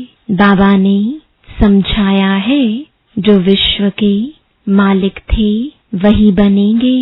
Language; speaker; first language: Hindi; native; Hindi